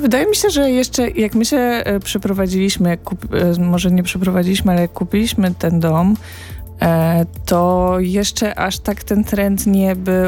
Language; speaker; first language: Polish; native; Polish